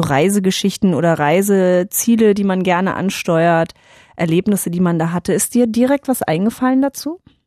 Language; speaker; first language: German; native; German